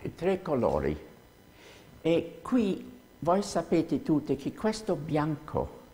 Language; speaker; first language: Italian; non-native, fluent; English